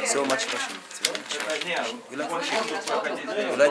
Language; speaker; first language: English; non-native, learner; Arabic